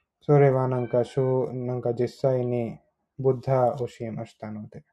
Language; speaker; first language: Japanese; non-native, learner; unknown